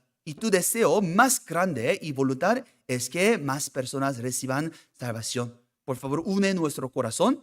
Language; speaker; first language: Spanish; non-native, fluent; Korean